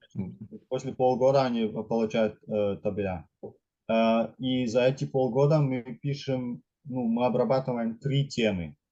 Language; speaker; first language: Russian; non-native, fluent; German